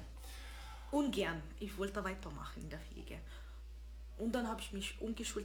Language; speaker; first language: German; early bilingual, other home language; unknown